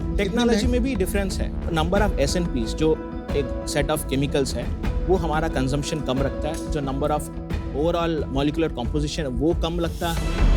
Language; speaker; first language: Hindi; non-native, local second language; Tamil